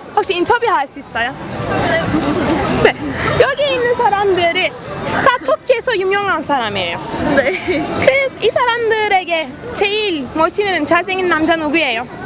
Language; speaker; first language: Korean; non-native, learner; Turkish